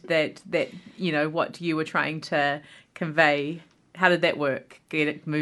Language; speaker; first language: English; native; English